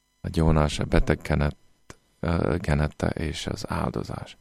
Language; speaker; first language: Hungarian; non-native, fluent; English